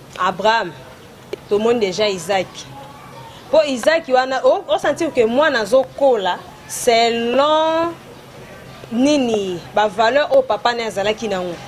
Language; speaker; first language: Lingala; native; Lingala